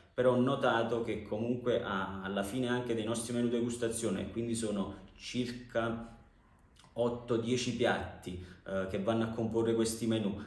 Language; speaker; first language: Italian; native; Italian